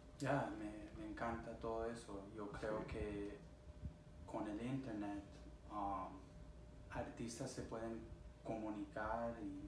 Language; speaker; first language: Spanish; early bilingual, other home language; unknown